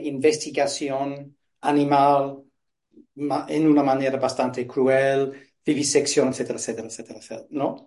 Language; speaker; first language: Spanish; non-native, fluent; English